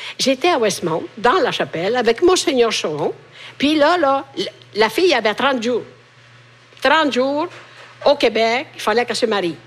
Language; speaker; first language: French; non-native, fluent; Italian